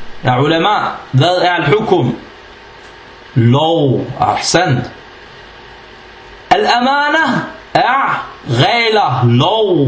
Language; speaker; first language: Danish; non-native, fluent; Arabic